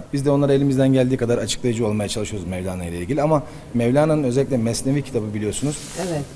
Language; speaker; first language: Turkish; native; Turkish